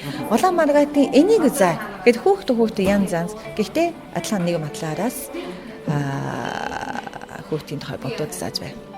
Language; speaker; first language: Mongolian; non-native, fluent; Japanese